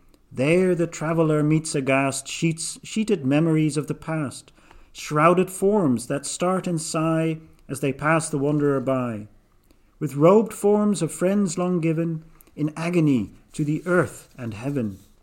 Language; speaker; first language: English; non-native, fluent; Dutch